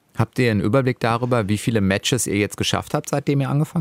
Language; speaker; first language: German; native; German